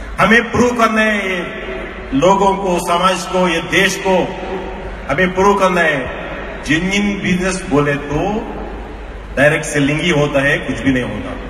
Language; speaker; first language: Hindi; non-native, local second language; Telugu